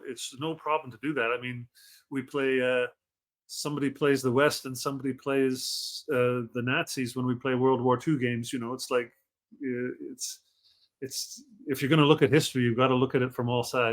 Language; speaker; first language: English; native; English